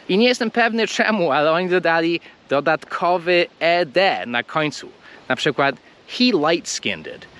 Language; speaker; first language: Polish; non-native, fluent; English